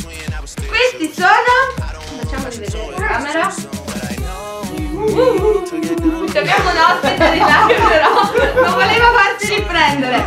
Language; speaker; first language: Italian; native; Italian